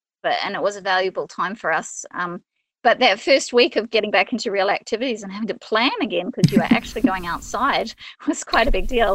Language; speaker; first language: English; native; English